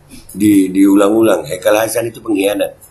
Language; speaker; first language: Indonesian; native; Indonesian